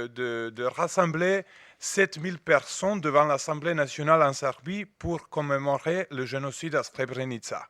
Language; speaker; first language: French; non-native, fluent; Serbian